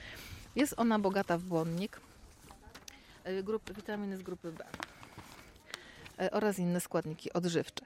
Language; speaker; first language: Polish; native; Polish